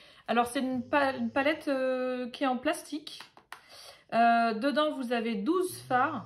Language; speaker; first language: French; native; French